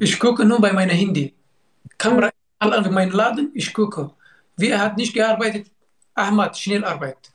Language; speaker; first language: German; non-native, learner; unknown